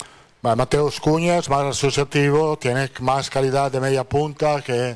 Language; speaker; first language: Portuguese; non-native, fluent; Italian